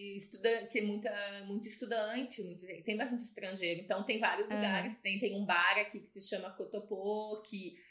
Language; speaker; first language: Portuguese; native; Portuguese